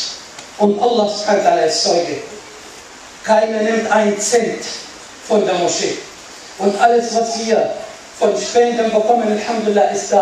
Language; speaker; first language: German; non-native, fluent; Arabic